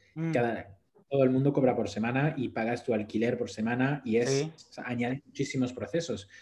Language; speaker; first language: Spanish; non-native, fluent; French